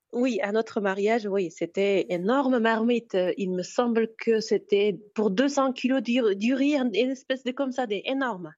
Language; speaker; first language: French; non-native, fluent; Uzbek